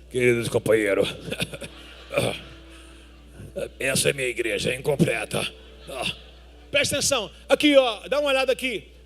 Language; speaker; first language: Portuguese; native; Portuguese